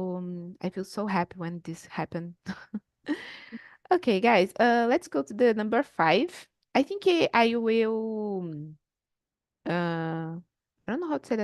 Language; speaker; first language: English; non-native, learner; Portuguese